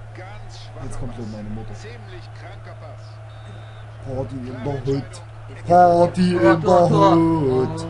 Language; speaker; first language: German; native; German